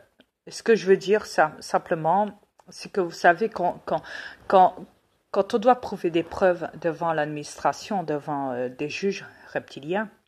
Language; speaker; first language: French; native; French